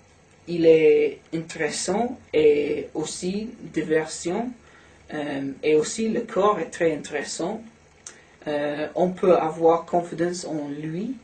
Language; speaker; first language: French; non-native, learner; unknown